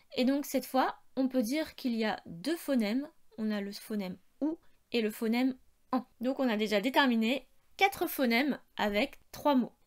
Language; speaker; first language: French; native; French